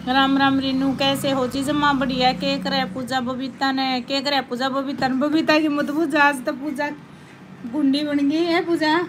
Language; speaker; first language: Hindi; native; Hindi